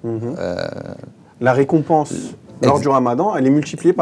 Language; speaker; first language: French; native; French